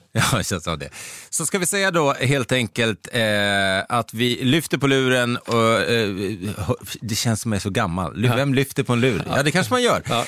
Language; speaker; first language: Swedish; native; Swedish